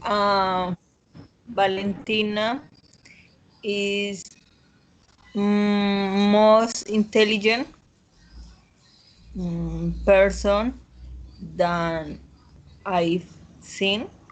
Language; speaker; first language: English; non-native, learner; Spanish